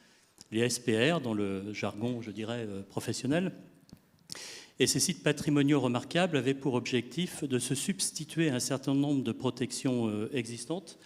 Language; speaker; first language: French; native; French